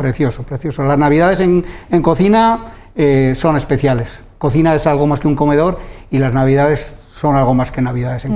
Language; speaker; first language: Spanish; native; Spanish